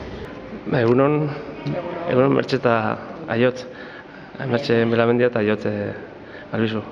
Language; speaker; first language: Basque; native; Basque